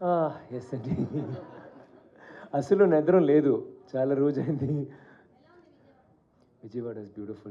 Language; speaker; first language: Telugu; non-native, learner; Tamil